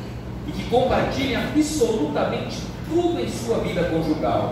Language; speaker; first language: Portuguese; native; Portuguese